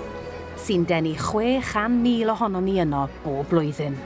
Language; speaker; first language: Welsh; native; Welsh